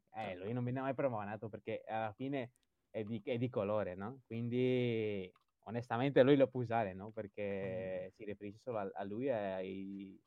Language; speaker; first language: Italian; early bilingual, other home language; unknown